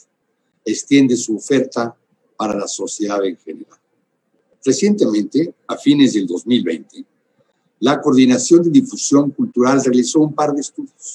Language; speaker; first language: Spanish; native; Spanish